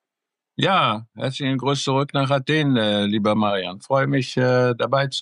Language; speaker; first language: German; early bilingual, other home language; Greek